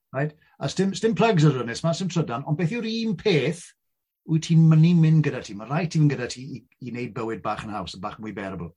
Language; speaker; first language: Welsh; native; Welsh